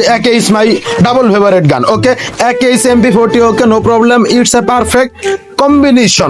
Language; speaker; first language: English; non-native, learner; Bangla